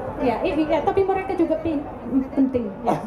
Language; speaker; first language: Indonesian; non-native, fluent; English